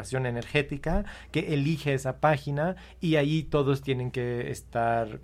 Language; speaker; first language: Spanish; early bilingual, heritage; Spanish